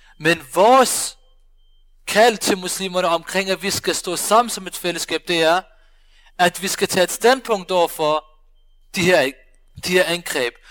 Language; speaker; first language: Danish; early bilingual, other home language; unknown